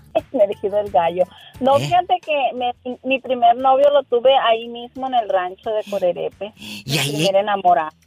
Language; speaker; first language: Spanish; native; Spanish